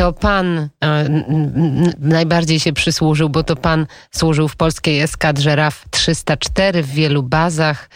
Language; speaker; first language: Polish; native; Polish